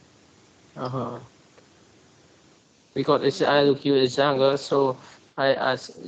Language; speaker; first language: English; non-native, learner; Vietnamese